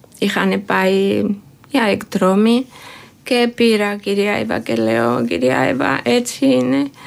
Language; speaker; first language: Greek; non-native, learner; Georgian